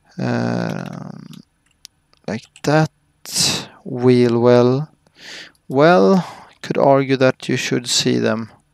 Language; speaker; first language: English; non-native, fluent; Swedish